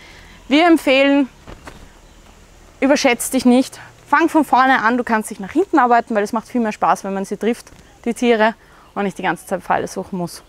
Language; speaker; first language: German; native; German